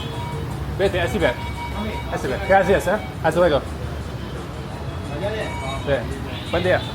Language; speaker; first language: Spanish; non-native, learner; English